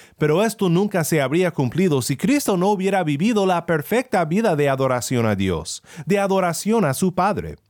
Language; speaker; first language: Spanish; non-native, fluent; English